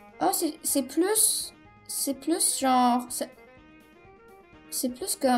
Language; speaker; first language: French; native; French